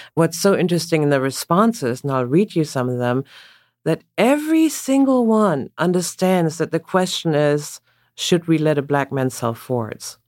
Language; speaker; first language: English; non-native, fluent; German